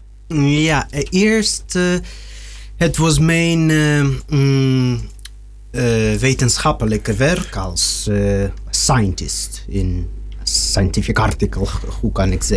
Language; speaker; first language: Dutch; non-native, learner; Russian